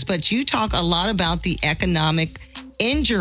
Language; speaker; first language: English; native; English